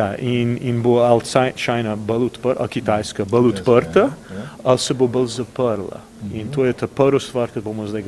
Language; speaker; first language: Slovenian; early bilingual, heritage; English